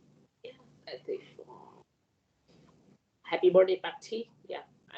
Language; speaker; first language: English; non-native, learner; Vietnamese